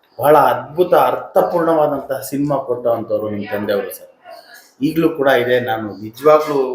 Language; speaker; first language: Kannada; non-native, local second language; Urdu